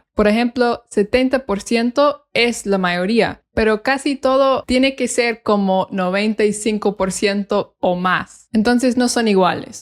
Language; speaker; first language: Spanish; non-native, fluent; English